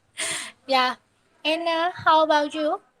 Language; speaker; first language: English; non-native, learner; Vietnamese